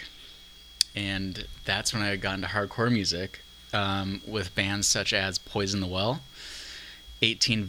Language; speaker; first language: English; native; English